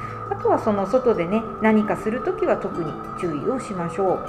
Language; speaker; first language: Japanese; native; Japanese